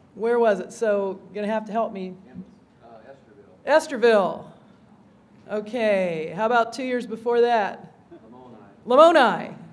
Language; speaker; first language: English; native; English